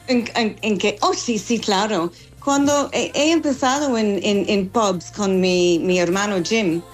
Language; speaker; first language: Spanish; non-native, fluent; English